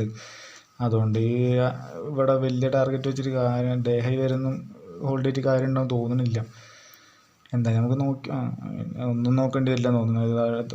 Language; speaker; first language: Malayalam; native; Malayalam